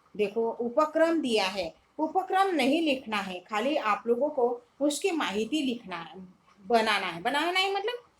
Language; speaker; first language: Hindi; non-native, local second language; Marathi